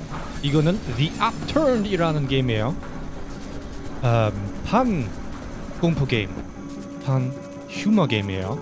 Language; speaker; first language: Korean; non-native, fluent; German